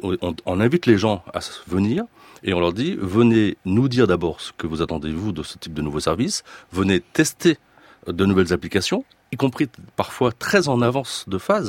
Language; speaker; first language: French; native; French